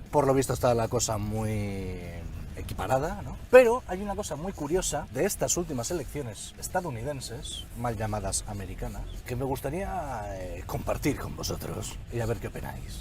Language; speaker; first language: Spanish; native; Spanish